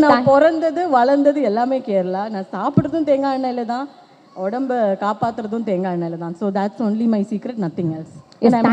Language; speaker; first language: Tamil; non-native, local second language; Malayalam